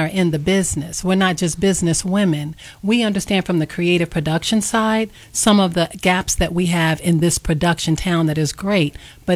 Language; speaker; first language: English; native; English